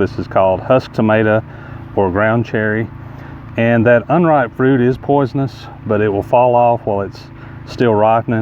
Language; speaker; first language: English; native; English